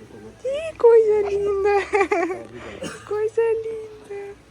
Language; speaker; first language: Portuguese; non-native, fluent; Russian